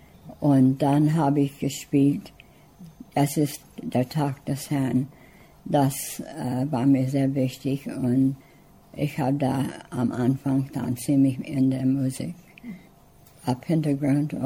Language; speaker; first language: German; early bilingual, heritage; English